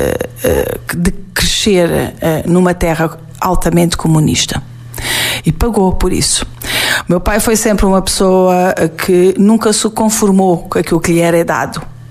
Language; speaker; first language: Portuguese; native; Portuguese